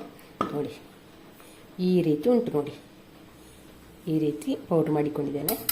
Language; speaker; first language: Kannada; native; Kannada